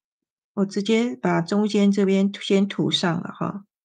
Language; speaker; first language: Chinese; native; Chinese